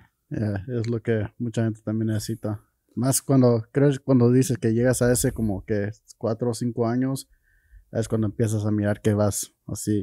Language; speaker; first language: Spanish; early bilingual, heritage; Spanish